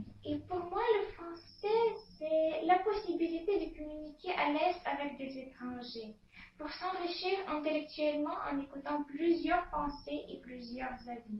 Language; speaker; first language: French; non-native, fluent; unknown